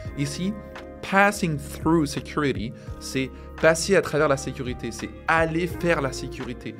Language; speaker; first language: French; native; French